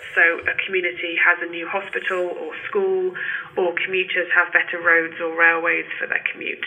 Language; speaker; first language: English; native; English